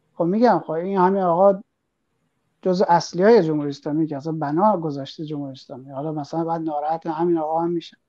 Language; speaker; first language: Persian; native; Persian